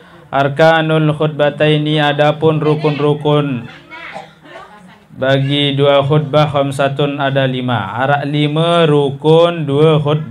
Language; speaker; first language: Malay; non-native, local second language; Sasak